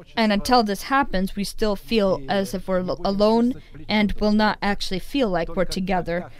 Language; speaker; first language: English; non-native, fluent; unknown